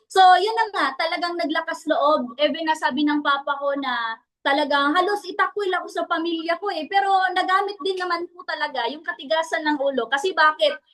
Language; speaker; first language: Filipino; non-native, local second language; Cebuano